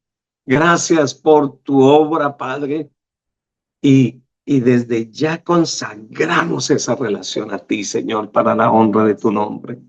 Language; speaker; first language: Spanish; native; Spanish